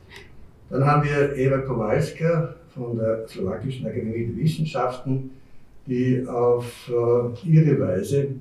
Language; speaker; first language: German; native; German